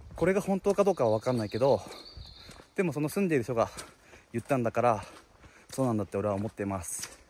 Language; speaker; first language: Japanese; native; Japanese